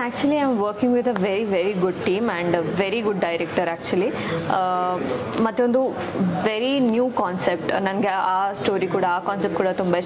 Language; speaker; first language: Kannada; non-native, local second language; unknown